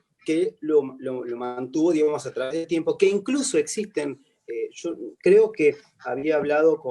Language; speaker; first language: Spanish; native; Spanish